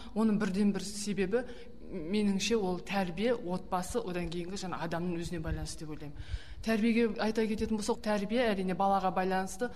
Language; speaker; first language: Kazakh; native; Kazakh